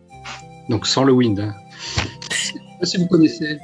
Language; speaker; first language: French; native; French